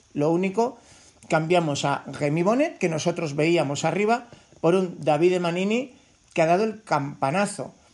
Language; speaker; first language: Spanish; native; Spanish